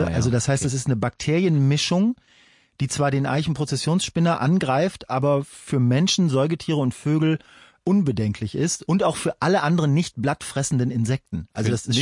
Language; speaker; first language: German; native; German